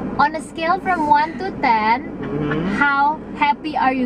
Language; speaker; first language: English; non-native, local second language; Indonesian